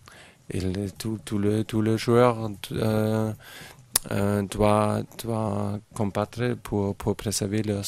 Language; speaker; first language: French; non-native, fluent; German